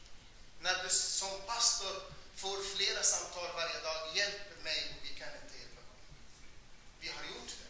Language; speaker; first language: Swedish; non-native, fluent; Arabic